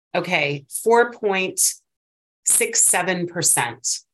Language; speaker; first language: English; native; English